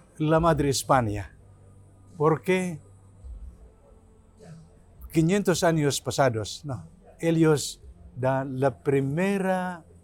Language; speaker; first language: Spanish; non-native, learner; Cebuano